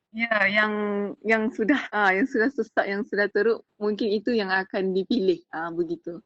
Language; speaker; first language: Malay; native; Malay